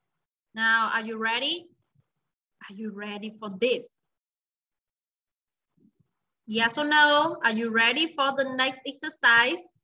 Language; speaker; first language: English; non-native, fluent; Vietnamese